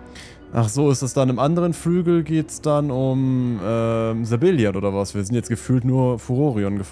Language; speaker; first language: German; native; German